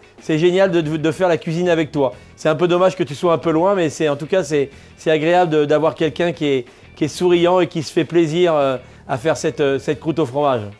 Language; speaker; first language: French; native; French